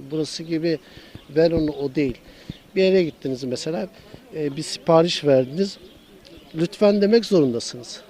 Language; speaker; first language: Turkish; native; Turkish